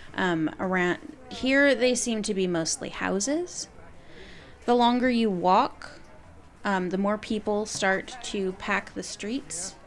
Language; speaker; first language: English; native; English